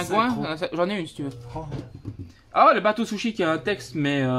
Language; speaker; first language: French; native; French